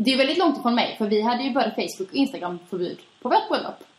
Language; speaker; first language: Swedish; native; Swedish